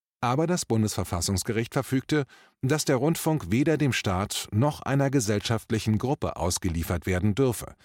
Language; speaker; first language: German; native; German